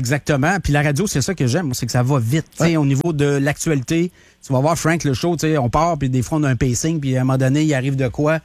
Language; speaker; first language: French; native; French